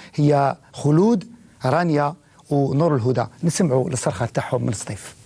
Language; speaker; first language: Arabic; native; Arabic